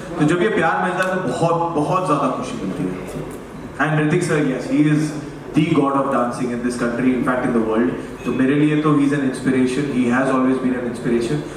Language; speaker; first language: Hindi; native; Hindi